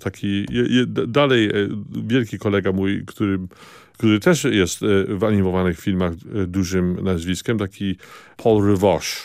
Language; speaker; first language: Polish; early bilingual, heritage; Polish